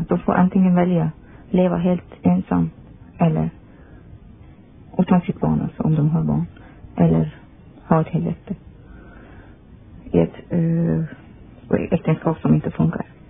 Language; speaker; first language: Swedish; non-native, fluent; Persian